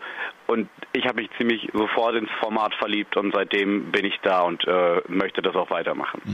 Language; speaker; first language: German; native; German